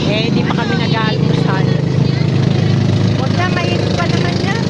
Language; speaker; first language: Filipino; native; Filipino